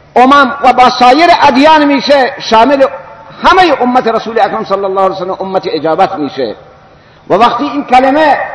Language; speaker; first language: Persian; non-native, local second language; Baluchi